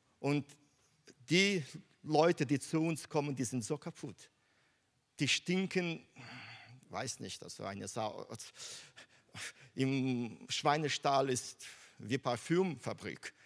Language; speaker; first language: German; non-native, fluent; Russian